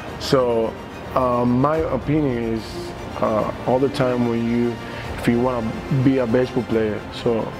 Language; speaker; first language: English; non-native, learner; Spanish